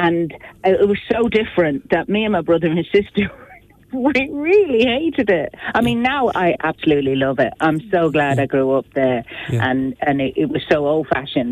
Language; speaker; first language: English; native; English